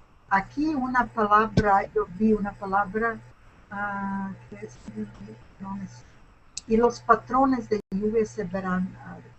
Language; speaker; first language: Spanish; non-native, learner; English